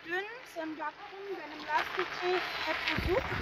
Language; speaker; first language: Turkish; non-native, learner; German